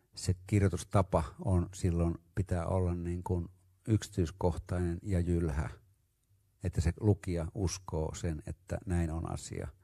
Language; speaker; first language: Finnish; native; Finnish